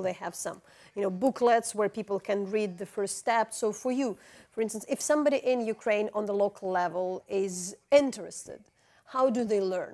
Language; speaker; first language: English; non-native, fluent; Ukrainian